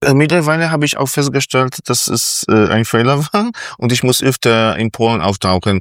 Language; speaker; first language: German; non-native, fluent; Polish